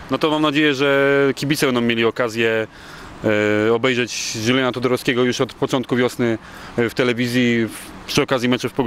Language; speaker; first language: Polish; native; Polish